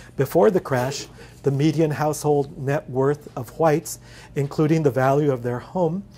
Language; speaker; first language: English; native; English